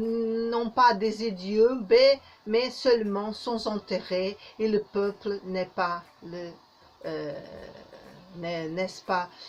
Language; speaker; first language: French; non-native, learner; Portuguese